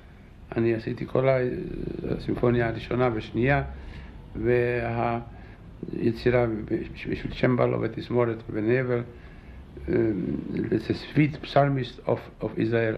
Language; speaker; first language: Hebrew; non-native, fluent; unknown